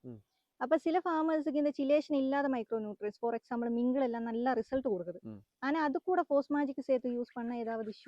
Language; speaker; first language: Tamil; non-native, local second language; Malayalam